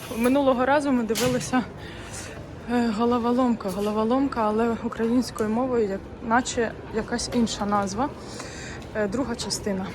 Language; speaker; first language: Ukrainian; native; Ukrainian